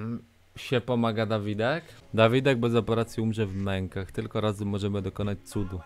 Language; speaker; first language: Polish; native; Polish